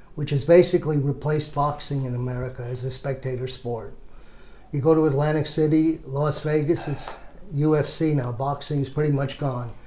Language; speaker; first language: English; native; English